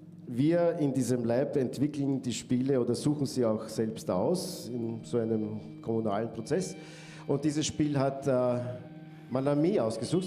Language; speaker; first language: German; native; German